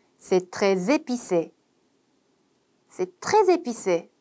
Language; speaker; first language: French; non-native, fluent; Korean